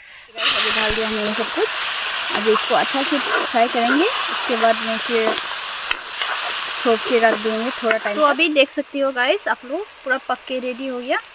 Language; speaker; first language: Hindi; non-native, local second language; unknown